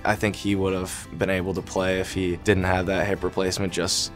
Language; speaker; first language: English; native; English